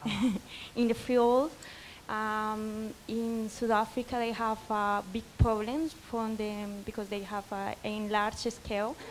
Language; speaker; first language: English; non-native, fluent; Spanish